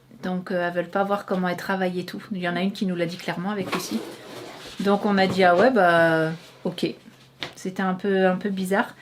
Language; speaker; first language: French; native; French